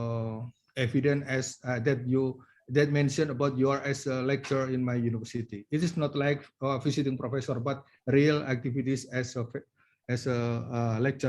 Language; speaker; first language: English; non-native, learner; Indonesian